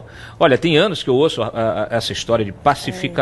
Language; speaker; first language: Portuguese; native; Portuguese